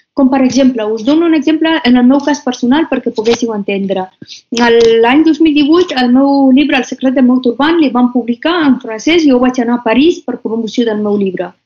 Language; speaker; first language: Catalan; non-native, fluent; Persian